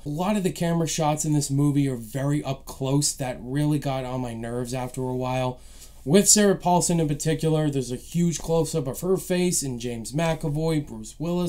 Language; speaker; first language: English; native; English